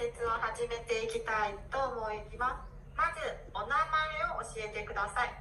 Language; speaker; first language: Japanese; non-native, learner; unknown